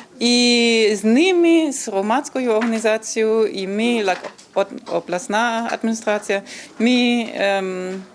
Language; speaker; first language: Ukrainian; non-native, fluent; German